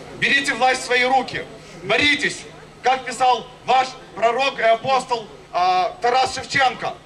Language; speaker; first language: Russian; native; Russian